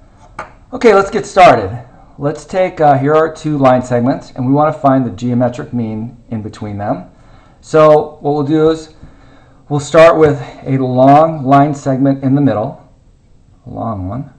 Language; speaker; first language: English; native; English